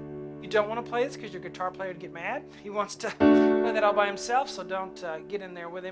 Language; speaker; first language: English; native; English